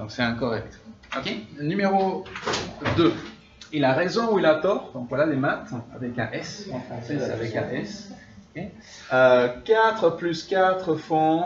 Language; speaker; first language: French; non-native, fluent; English